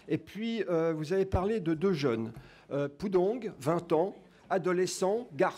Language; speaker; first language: French; native; French